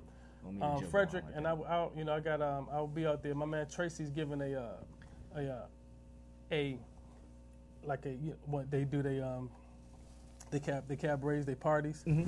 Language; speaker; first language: English; native; English